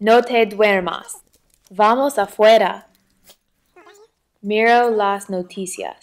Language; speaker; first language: Spanish; non-native, learner; English